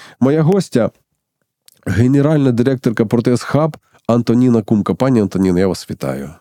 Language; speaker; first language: Ukrainian; native; Ukrainian